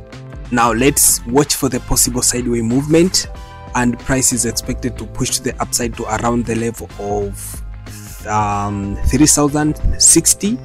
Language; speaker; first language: English; non-native, local second language; Swahili